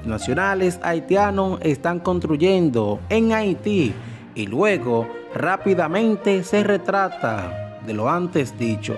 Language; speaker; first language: Spanish; native; Spanish